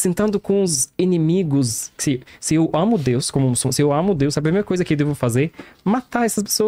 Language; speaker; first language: Portuguese; non-native, learner; Arabic